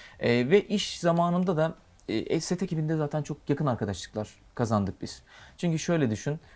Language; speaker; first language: Turkish; native; Turkish